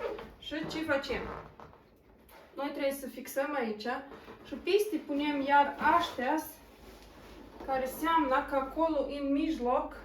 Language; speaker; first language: Romanian; non-native, local second language; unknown